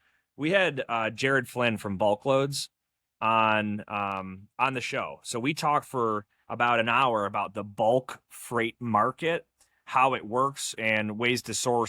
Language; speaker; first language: English; native; English